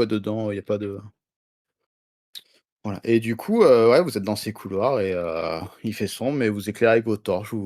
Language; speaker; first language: French; native; French